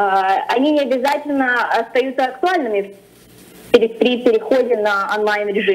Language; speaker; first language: Russian; early bilingual, other home language; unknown